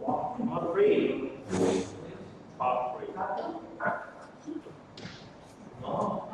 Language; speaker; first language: English; non-native, learner; Vietnamese